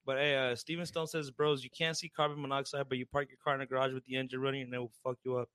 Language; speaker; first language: English; early bilingual, other home language; Spanish